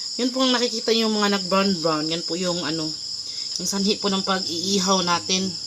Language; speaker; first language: Filipino; native; Filipino